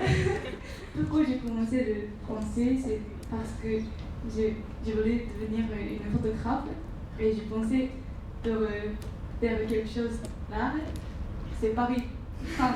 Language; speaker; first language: French; non-native, learner; Japanese